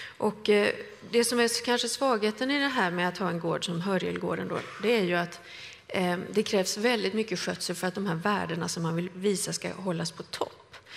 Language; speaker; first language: Swedish; native; Swedish